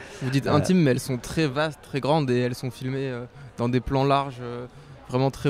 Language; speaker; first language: French; native; French